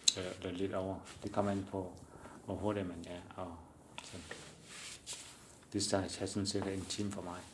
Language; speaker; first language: Danish; non-native, learner; Chinese